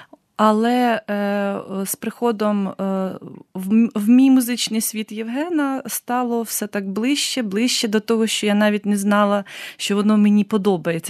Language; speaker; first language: Ukrainian; native; Ukrainian